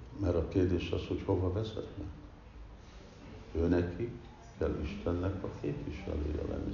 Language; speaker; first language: Hungarian; early bilingual, heritage; Hungarian